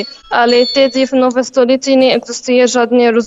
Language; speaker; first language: Czech; non-native, learner; Arabic